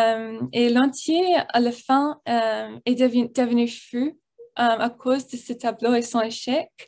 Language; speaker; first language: French; non-native, learner; English